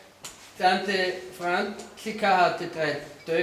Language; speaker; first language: German; non-native, fluent; Slovenian